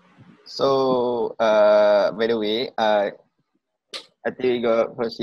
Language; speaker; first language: English; non-native, local second language; Malay